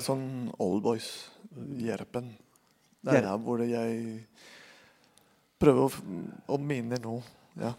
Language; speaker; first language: Norwegian; non-native, fluent; Spanish